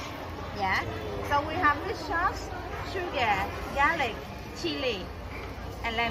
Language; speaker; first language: English; non-native, learner; Vietnamese